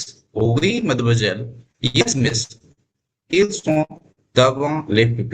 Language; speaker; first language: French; non-native, fluent; Hindi